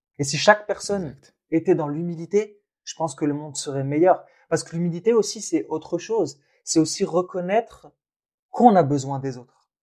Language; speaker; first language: French; early bilingual, other home language; Arabic